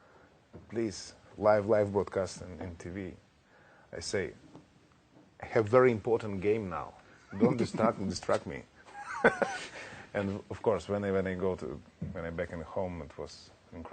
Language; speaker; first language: English; non-native, learner; Russian